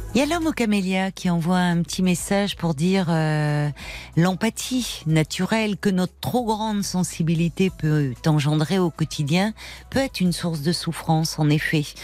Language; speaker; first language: French; native; French